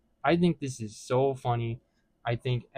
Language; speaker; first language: English; native; English